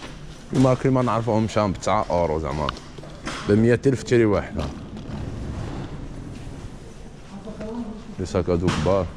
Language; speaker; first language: Arabic; native; Arabic